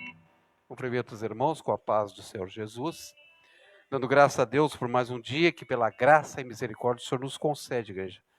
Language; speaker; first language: Portuguese; native; Portuguese